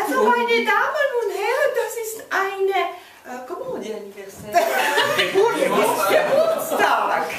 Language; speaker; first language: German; non-native, local second language; French